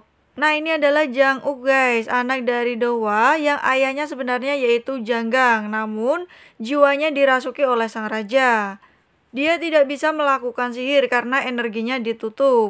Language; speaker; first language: Indonesian; native; Indonesian